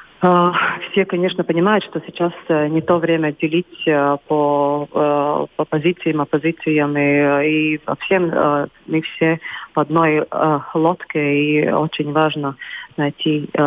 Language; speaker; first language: Russian; non-native, local second language; Latvian